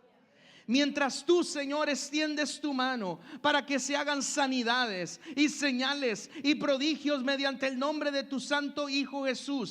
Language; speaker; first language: Spanish; native; Spanish